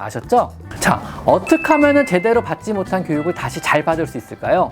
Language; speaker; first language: Korean; native; Korean